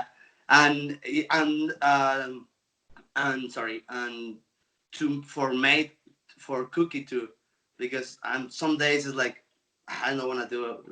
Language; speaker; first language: English; non-native, local second language; Spanish